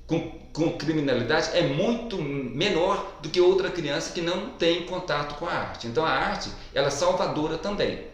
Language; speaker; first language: Portuguese; native; Portuguese